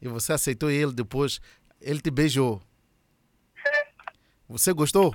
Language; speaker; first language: Portuguese; native; Portuguese